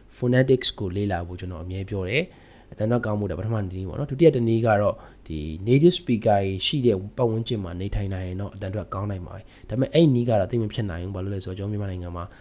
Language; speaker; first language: Burmese; native; Burmese